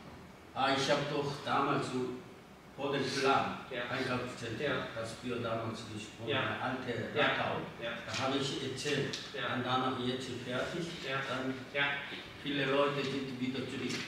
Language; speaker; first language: German; non-native, learner; Korean